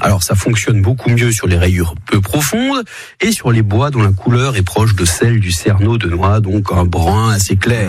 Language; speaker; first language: French; native; French